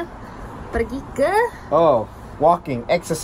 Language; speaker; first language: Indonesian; non-native, learner; Vietnamese